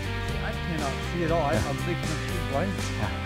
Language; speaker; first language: English; native; English